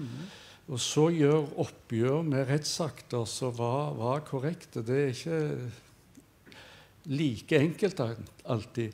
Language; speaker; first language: Norwegian; native; Norwegian